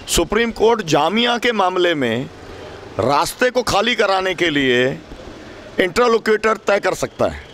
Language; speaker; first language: Hindi; native; Hindi